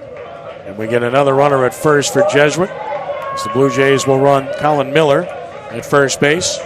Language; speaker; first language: English; native; English